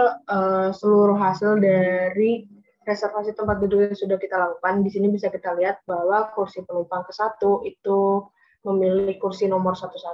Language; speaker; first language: Indonesian; native; Indonesian